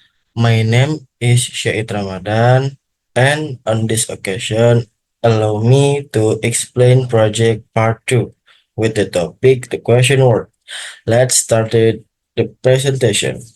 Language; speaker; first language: English; non-native, learner; Indonesian